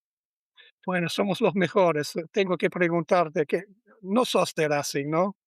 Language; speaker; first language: Spanish; non-native, learner; German